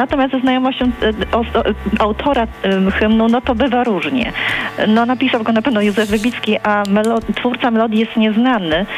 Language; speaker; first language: Polish; native; Polish